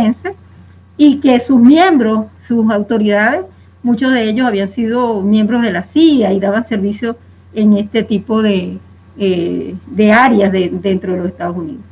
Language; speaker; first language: Spanish; native; Spanish